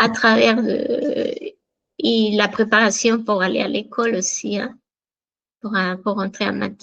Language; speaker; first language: French; non-native, fluent; Spanish